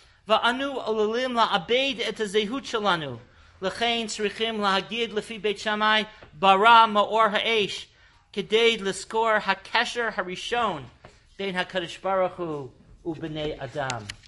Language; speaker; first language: Hebrew; non-native, fluent; English